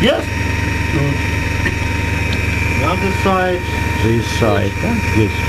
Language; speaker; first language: English; non-native, learner; Russian